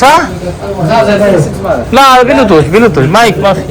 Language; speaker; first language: Arabic; non-native, learner; Urdu